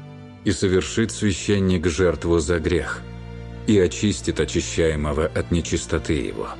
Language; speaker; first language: Russian; native; Russian